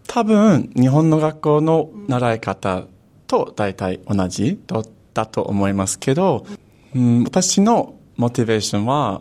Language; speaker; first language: Japanese; non-native, fluent; English